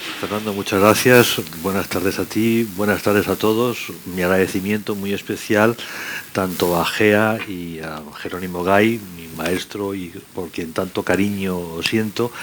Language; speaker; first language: Spanish; native; Spanish